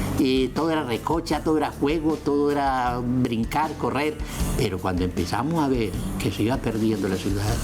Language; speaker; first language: Spanish; native; Spanish